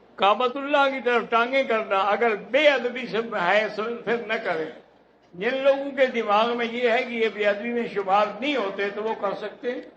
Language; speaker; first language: Urdu; native; Urdu